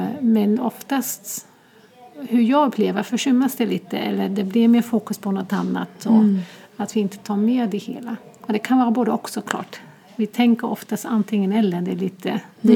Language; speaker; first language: Swedish; non-native, fluent; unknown